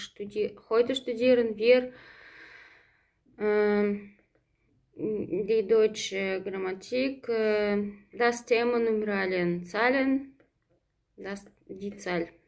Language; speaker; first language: German; non-native, fluent; Russian